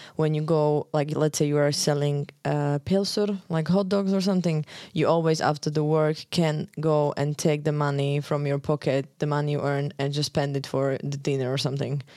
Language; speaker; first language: English; non-native, fluent; Slovak